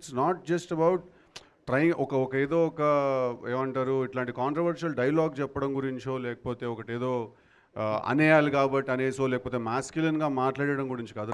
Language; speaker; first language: Telugu; native; Telugu